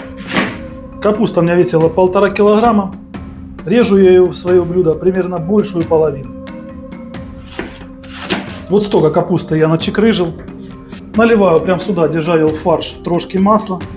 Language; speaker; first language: Russian; native; Russian